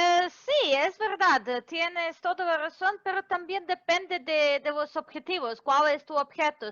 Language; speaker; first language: Spanish; non-native, fluent; Serbian